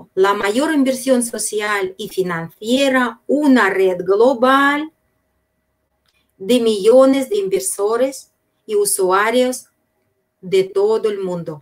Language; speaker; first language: Spanish; non-native, fluent; Russian